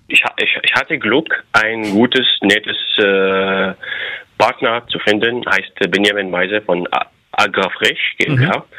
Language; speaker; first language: German; non-native, fluent; Arabic